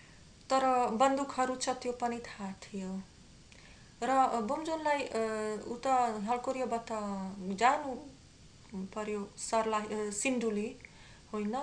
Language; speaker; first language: Nepali; non-native, learner; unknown